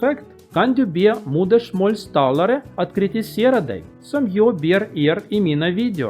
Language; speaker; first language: Swedish; non-native, learner; Russian